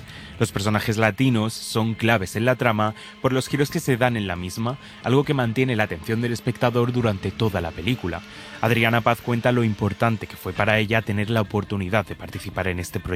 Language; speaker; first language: Spanish; native; Spanish